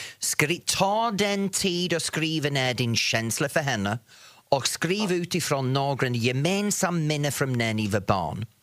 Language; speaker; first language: Swedish; non-native, fluent; English